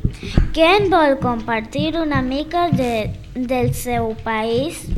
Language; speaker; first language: Catalan; non-native, learner; Spanish